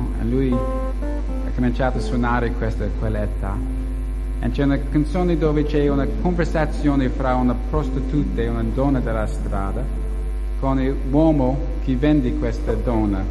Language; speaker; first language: Italian; non-native, learner; English